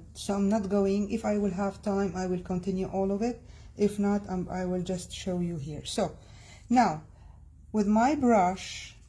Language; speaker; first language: English; non-native, fluent; Arabic